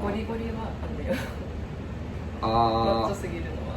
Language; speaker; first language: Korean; non-native, learner; Japanese